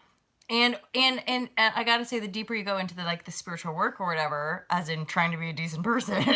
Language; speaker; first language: English; native; English